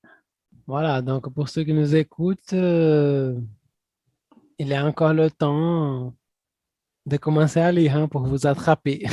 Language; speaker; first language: French; non-native, fluent; Portuguese